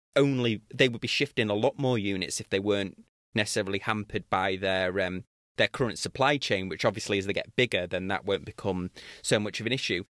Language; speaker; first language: English; native; English